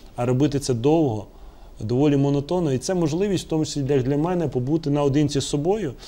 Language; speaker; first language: Ukrainian; native; Ukrainian